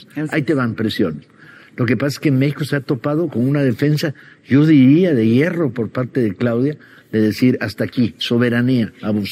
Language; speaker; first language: Spanish; native; Spanish